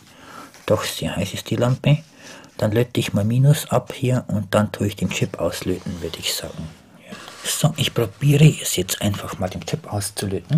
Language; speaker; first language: German; native; German